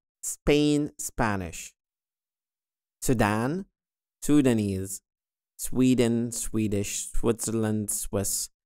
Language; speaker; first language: English; non-native, fluent; Arabic